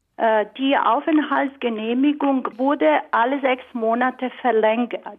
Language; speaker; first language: German; non-native, fluent; Croatian